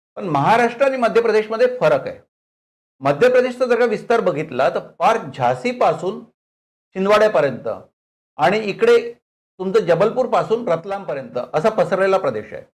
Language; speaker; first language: Marathi; native; Marathi